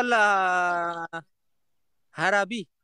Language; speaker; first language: Arabic; non-native, learner; Pashto